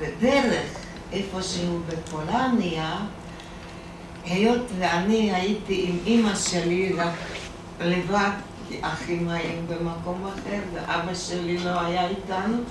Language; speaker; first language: Hebrew; non-native, fluent; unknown